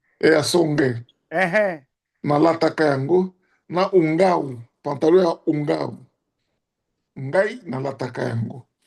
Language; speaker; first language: Lingala; native; Lingala